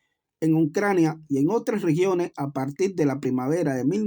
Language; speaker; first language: Spanish; native; Spanish